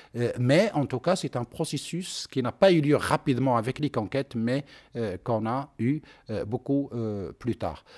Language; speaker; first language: French; non-native, local second language; Arabic